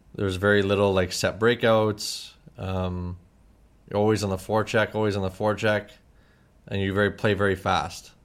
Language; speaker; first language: English; native; English